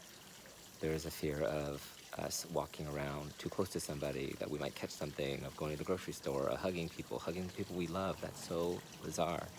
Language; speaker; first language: English; native; English